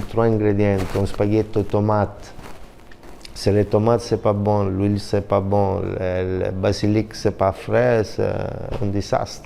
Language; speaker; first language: French; non-native, learner; Italian